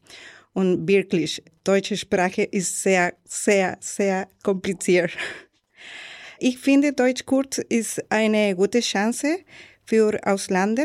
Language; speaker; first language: German; non-native, learner; Spanish